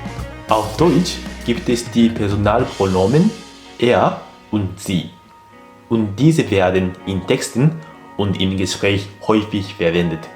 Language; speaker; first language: German; non-native, fluent; Japanese